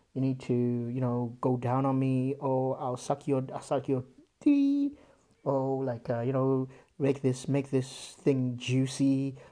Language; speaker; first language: English; non-native, local second language; Shona